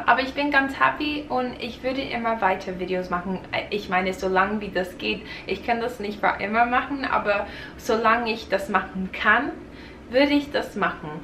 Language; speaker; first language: German; non-native, fluent; English